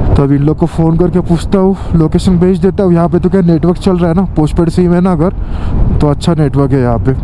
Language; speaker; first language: Hindi; non-native, local second language; Marathi